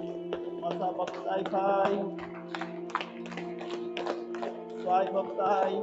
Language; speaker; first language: Vietnamese; non-native, learner; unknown